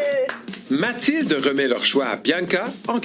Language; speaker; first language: French; native; French